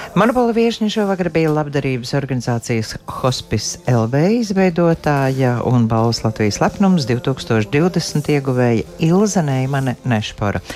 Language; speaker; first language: Latvian; native; Latvian